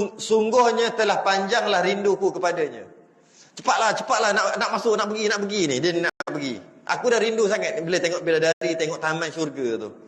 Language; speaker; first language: Malay; native; Malay